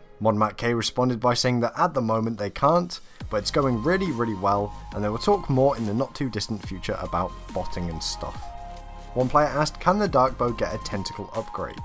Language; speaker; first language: English; native; English